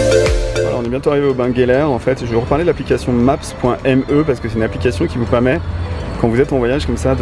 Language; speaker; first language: French; native; French